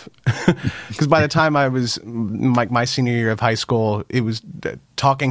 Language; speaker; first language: English; native; English